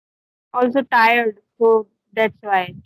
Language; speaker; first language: English; non-native, learner; Hindi